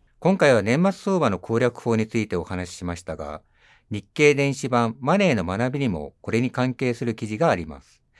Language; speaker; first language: Japanese; native; Japanese